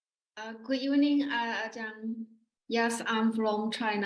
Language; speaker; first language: English; non-native, learner; Chinese